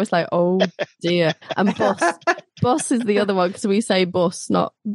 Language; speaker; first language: English; native; English